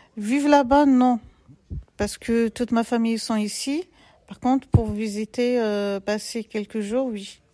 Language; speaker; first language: French; non-native, local second language; Arabic